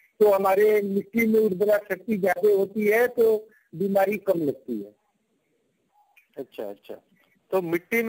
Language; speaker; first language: Hindi; native; Hindi